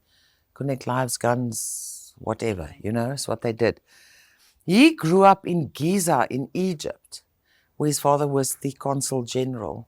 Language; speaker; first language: English; non-native, local second language; Afrikaans